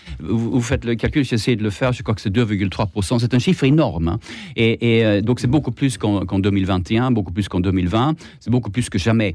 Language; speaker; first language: French; non-native, fluent; Swedish